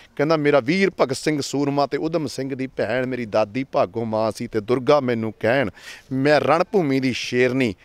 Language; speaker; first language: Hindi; non-native, local second language; Punjabi